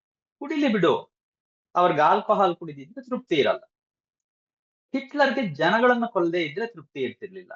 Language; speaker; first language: Kannada; native; Kannada